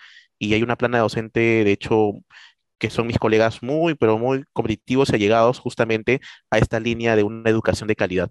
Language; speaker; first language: Spanish; native; Spanish